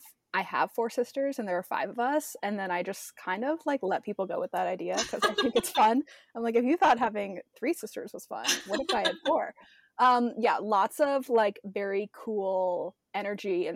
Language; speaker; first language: English; native; English